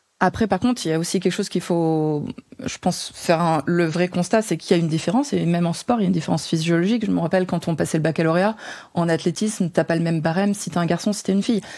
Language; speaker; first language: French; native; French